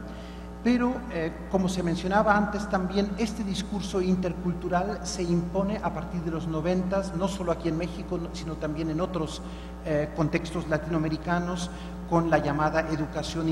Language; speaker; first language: Spanish; non-native, fluent; German